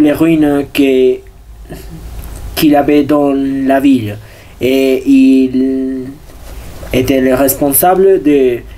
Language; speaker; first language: French; non-native, learner; Spanish